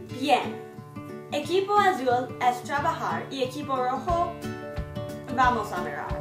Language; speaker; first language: Spanish; non-native, learner; English